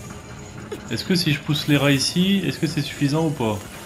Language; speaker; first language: French; native; French